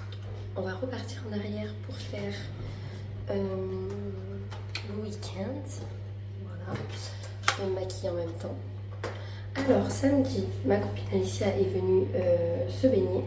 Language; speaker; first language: French; native; French